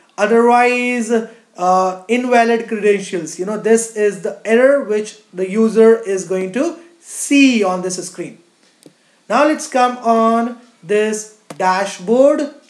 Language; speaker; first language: English; non-native, local second language; Hindi